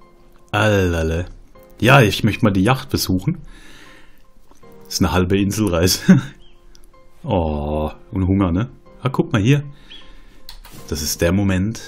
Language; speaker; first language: German; native; German